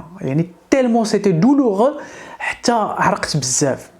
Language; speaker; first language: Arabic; native; Arabic